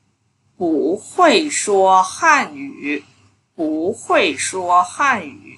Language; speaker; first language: Chinese; non-native, fluent; Vietnamese